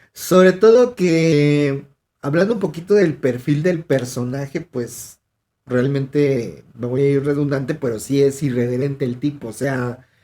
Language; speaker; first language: Spanish; native; Spanish